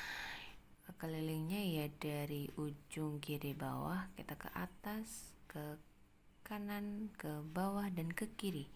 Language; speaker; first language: Indonesian; native; Indonesian